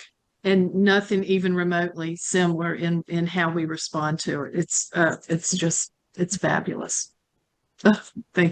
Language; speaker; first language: English; native; English